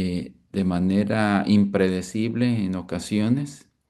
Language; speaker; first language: Spanish; native; Spanish